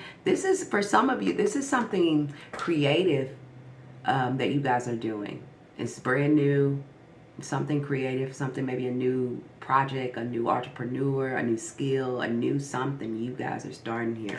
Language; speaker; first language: English; native; English